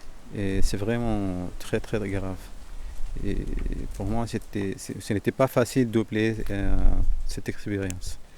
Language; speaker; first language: French; non-native, fluent; Arabic